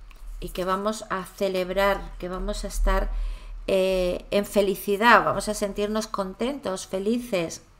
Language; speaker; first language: Spanish; native; Spanish